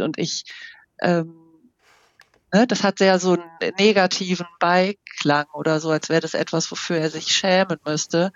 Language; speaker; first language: German; native; German